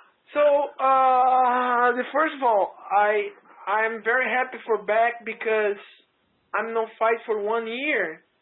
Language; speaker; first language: English; non-native, learner; Portuguese